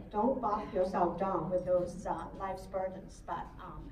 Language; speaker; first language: English; non-native, fluent; Chinese